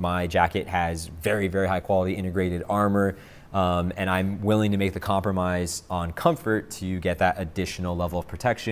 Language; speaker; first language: English; native; English